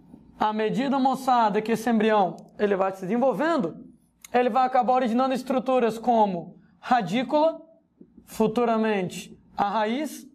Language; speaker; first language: Portuguese; native; Portuguese